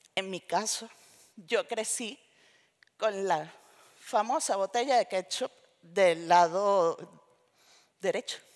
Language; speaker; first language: Spanish; native; Spanish